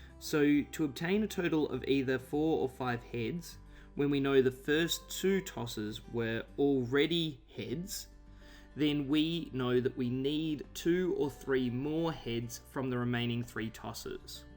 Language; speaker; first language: English; native; English